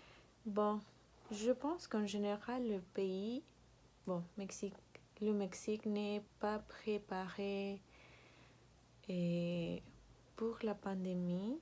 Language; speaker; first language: French; non-native, learner; Spanish